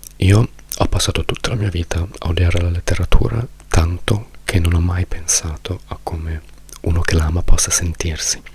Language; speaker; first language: Italian; native; Italian